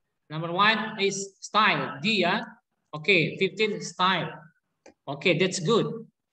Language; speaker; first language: English; non-native, learner; Indonesian